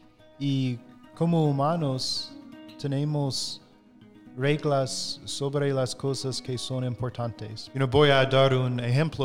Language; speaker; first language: Spanish; non-native, fluent; English